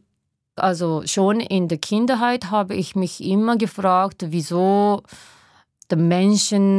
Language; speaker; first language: German; non-native, learner; Japanese